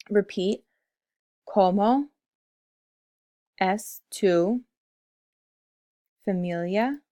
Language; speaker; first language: Spanish; non-native, fluent; English